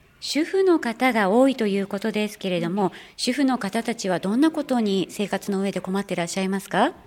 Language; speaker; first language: Japanese; native; Japanese